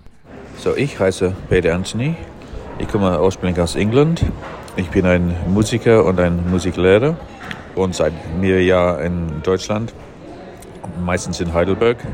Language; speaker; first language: German; non-native, fluent; English